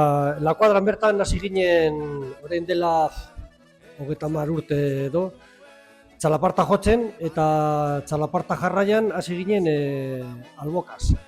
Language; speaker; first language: Basque; non-native, local second language; Spanish